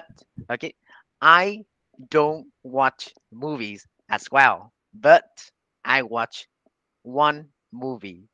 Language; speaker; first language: English; non-native, learner; Vietnamese